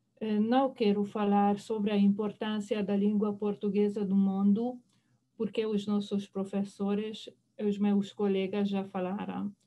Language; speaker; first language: Portuguese; non-native, fluent; Hungarian